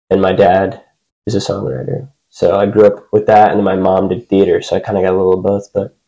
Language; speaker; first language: English; native; English